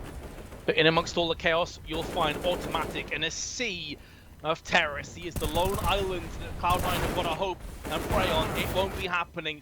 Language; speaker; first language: English; native; English